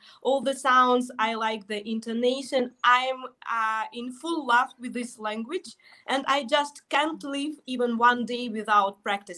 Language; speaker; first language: English; non-native, fluent; Russian